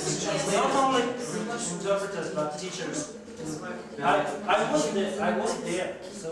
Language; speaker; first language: English; non-native, fluent; Russian